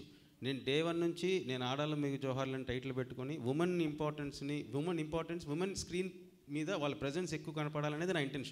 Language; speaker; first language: Telugu; native; Telugu